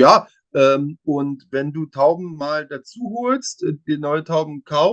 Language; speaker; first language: German; native; German